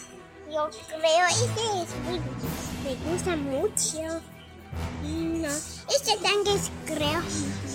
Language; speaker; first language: Spanish; non-native, learner; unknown